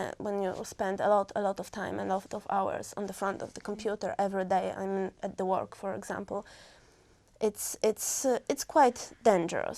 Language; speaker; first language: English; non-native, learner; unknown